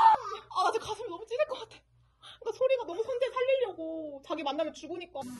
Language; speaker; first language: Korean; native; Korean